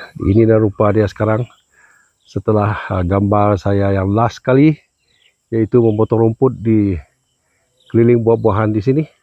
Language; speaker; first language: Malay; non-native, local second language; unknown